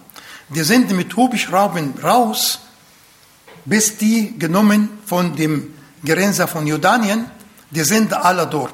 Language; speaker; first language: German; non-native, fluent; Arabic